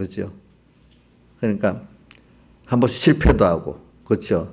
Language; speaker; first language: Korean; native; Korean